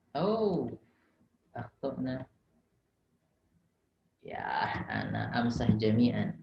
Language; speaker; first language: Arabic; non-native, fluent; Indonesian